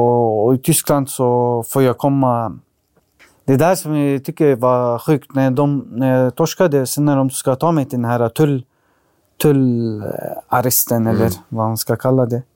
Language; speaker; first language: Swedish; early bilingual, other home language; Arabic